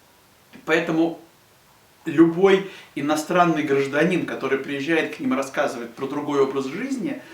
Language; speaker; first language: Russian; native; Russian